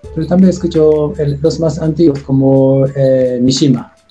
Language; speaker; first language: Spanish; non-native, learner; Japanese